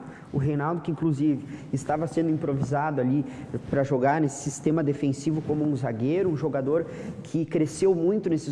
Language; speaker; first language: Portuguese; native; Portuguese